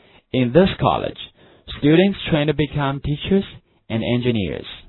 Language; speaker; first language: English; non-native, fluent; Chinese